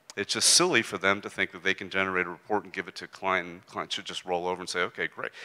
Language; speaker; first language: English; native; English